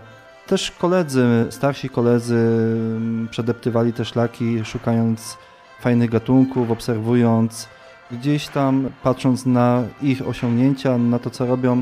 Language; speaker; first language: Polish; native; Polish